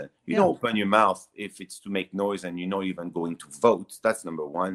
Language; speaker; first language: English; non-native, fluent; French